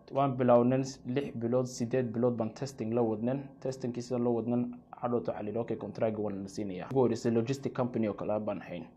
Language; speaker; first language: Somali; early bilingual, heritage; Somali